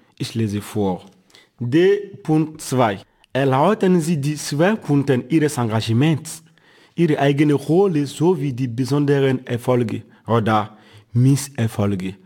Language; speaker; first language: German; non-native, fluent; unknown